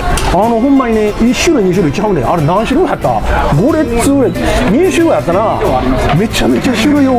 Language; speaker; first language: Japanese; native; Japanese